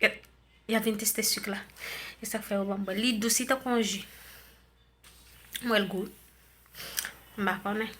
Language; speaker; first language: French; non-native, local second language; Haitian Creole